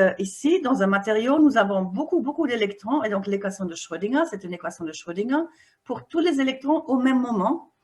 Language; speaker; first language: French; non-native, fluent; German